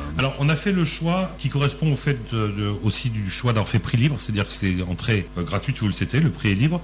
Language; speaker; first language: French; native; French